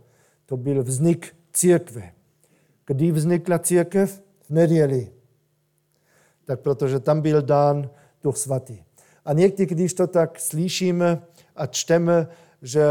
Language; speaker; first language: Czech; non-native, fluent; German